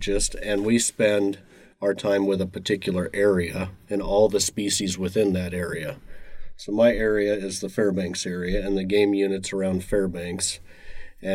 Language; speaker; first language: English; native; English